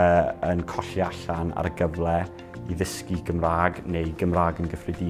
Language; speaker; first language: Welsh; non-native, local second language; English